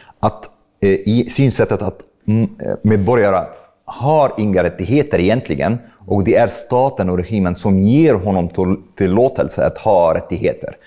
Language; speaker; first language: Swedish; non-native, fluent; Arabic